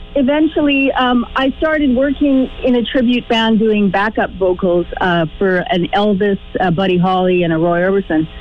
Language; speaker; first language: English; native; English